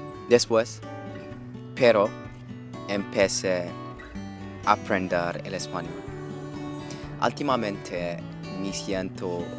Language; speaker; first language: Spanish; non-native, learner; English